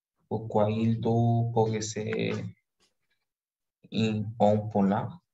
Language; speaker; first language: French; non-native, learner; Spanish